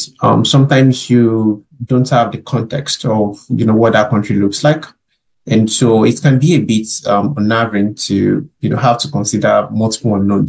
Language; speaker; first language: English; non-native, local second language; Yoruba